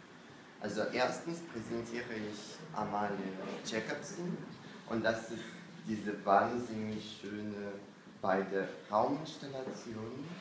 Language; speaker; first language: German; non-native, fluent; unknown